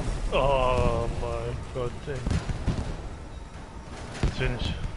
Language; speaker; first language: English; non-native, learner; German